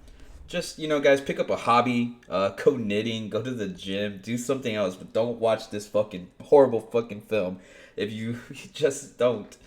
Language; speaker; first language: English; native; English